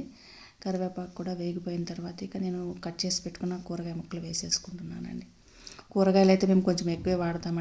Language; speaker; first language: Telugu; native; Telugu